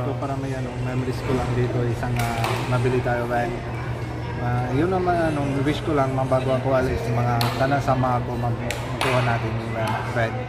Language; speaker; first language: Filipino; non-native, learner; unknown